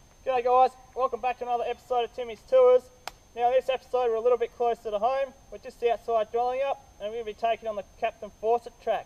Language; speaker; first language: English; native; English